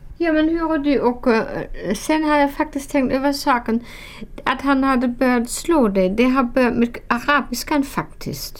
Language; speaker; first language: Swedish; non-native, fluent; German